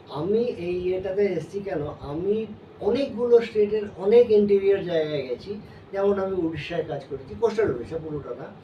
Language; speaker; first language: Bangla; native; Bangla